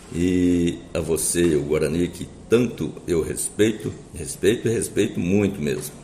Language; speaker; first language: Portuguese; native; Portuguese